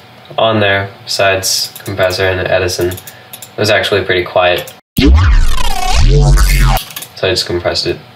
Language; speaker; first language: English; native; English